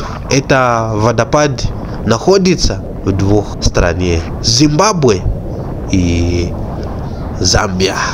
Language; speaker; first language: Russian; non-native, fluent; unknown